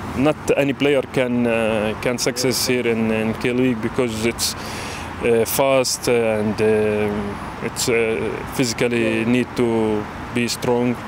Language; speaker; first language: English; non-native, learner; Arabic